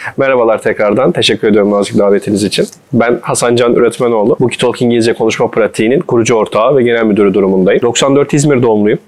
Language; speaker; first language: Turkish; native; Turkish